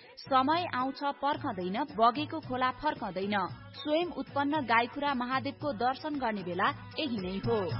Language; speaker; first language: Nepali; native; Nepali